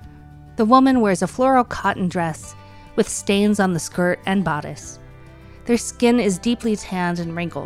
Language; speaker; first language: English; native; English